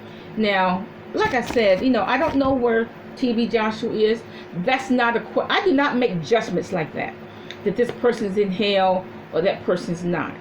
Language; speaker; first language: English; native; English